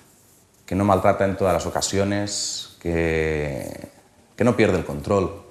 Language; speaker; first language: Spanish; native; Spanish